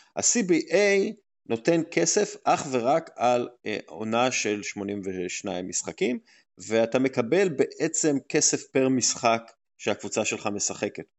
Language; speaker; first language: Hebrew; native; Hebrew